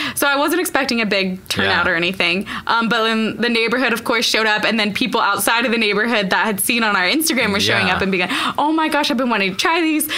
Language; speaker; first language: English; native; English